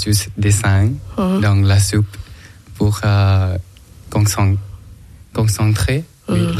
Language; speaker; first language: French; non-native, learner; Thai